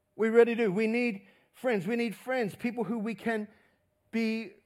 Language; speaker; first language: English; native; English